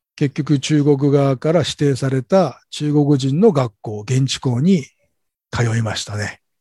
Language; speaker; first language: Japanese; native; Japanese